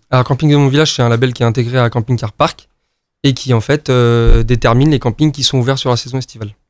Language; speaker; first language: French; native; French